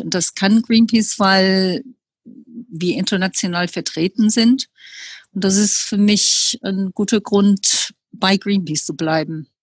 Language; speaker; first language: German; non-native, fluent; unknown